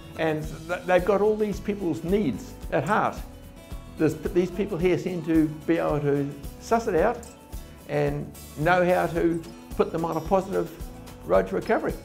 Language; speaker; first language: English; native; English